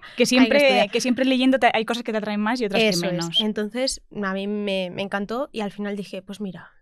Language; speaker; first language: Spanish; native; Spanish